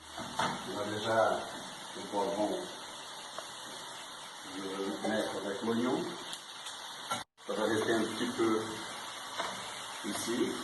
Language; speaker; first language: French; non-native, learner; Portuguese